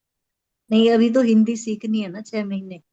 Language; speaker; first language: Hindi; native; Hindi